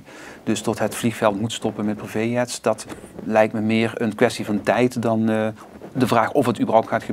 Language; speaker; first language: Dutch; native; Dutch